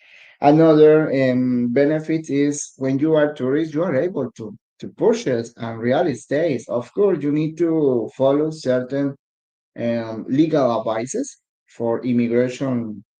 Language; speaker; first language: English; non-native, learner; Spanish